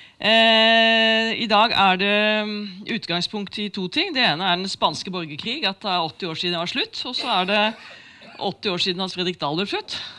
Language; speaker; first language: Norwegian; native; Norwegian